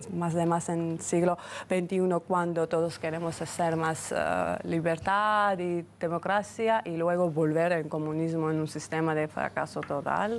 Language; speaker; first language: Spanish; non-native, fluent; Georgian